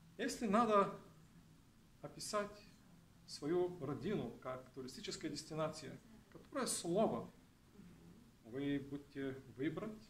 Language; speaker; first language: Russian; non-native, learner; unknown